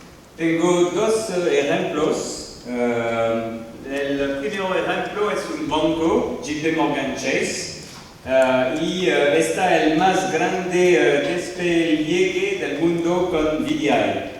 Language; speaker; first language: Spanish; non-native, learner; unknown